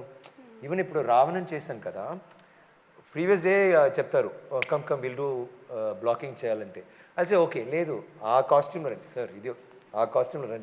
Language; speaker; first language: Telugu; non-native, local second language; Tamil